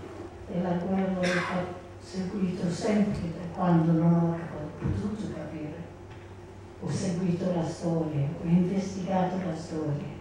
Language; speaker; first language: Italian; non-native, learner; English